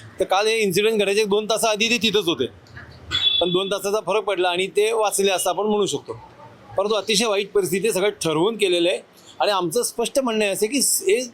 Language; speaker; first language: Marathi; native; Marathi